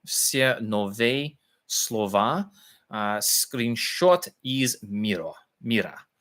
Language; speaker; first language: Russian; non-native, learner; English